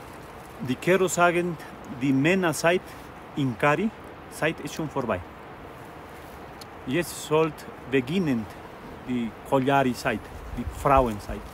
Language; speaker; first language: German; non-native, learner; Spanish